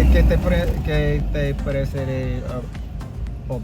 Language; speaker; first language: Spanish; non-native, learner; English